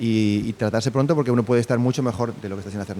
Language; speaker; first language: Spanish; native; Spanish